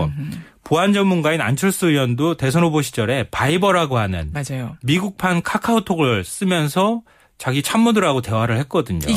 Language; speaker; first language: Korean; native; Korean